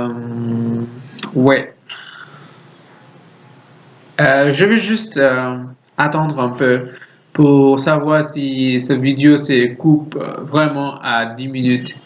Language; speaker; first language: French; non-native, learner; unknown